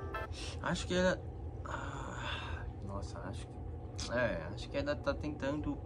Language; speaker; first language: Portuguese; non-native, fluent; Korean